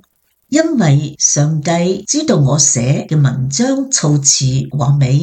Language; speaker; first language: Chinese; native; Chinese